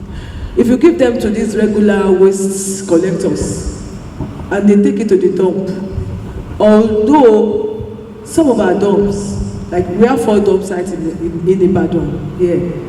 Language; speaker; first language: English; non-native, local second language; Yoruba